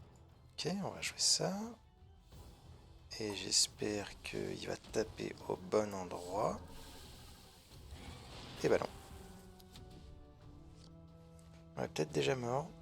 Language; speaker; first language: French; native; French